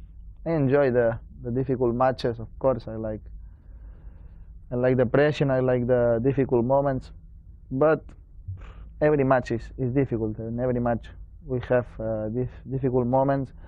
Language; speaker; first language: English; non-native, learner; Spanish